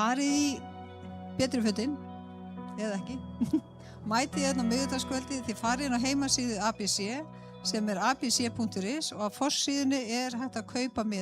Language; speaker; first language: Icelandic; native; Icelandic